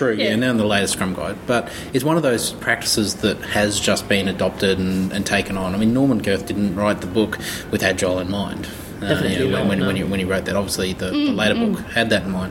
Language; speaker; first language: English; native; English